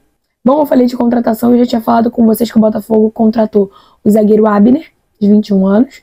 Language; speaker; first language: Portuguese; native; Portuguese